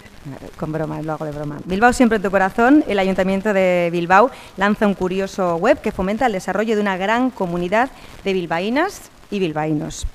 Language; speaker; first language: Spanish; native; Spanish